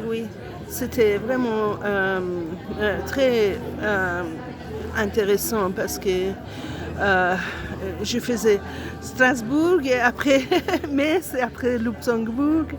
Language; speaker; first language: French; non-native, learner; Italian